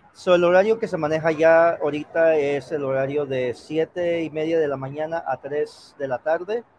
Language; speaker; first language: Spanish; early bilingual, heritage; Spanish